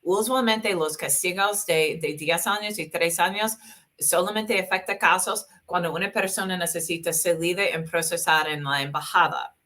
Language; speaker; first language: Spanish; non-native, learner; English